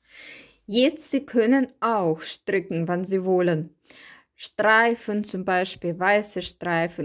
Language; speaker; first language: German; non-native, learner; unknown